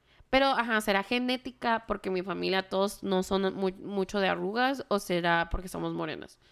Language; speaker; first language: Spanish; early bilingual, heritage; Spanish